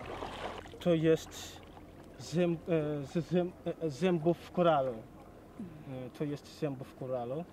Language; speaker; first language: Polish; non-native, learner; Swahili